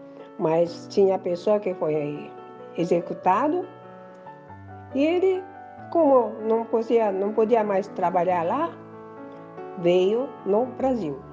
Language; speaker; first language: Portuguese; early bilingual, other home language; Japanese